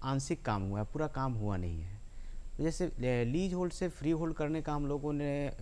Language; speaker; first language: Hindi; native; Hindi